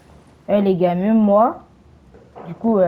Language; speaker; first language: French; native; French